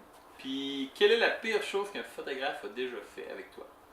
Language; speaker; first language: French; native; French